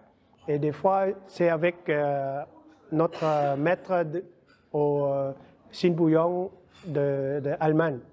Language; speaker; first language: French; non-native, learner; Vietnamese